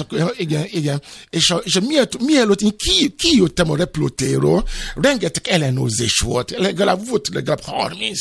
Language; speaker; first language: Hungarian; non-native, fluent; Yoruba